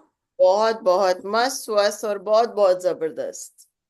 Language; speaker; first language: Hindi; native; Hindi